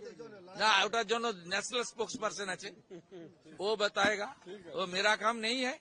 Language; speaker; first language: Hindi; non-native, local second language; Bangla